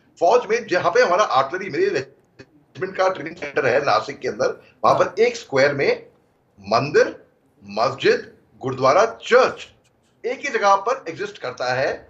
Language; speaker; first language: Hindi; native; Hindi